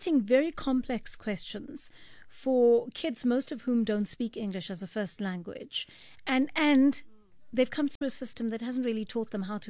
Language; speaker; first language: English; native; English